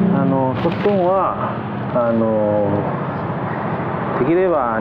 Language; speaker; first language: Japanese; non-native, learner; Chinese